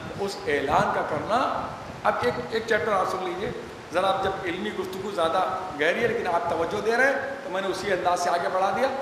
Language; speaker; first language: Urdu; native; Urdu